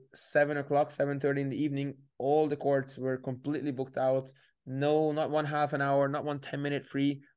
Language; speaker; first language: English; native; English